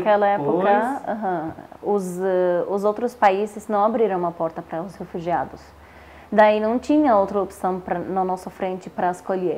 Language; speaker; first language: Portuguese; non-native, learner; Arabic